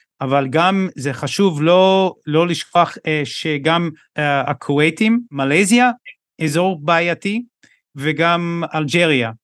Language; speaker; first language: Hebrew; non-native, fluent; English